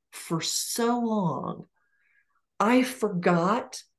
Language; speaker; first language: English; native; English